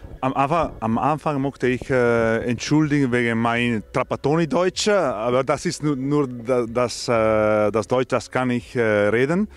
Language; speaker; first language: German; non-native, learner; Italian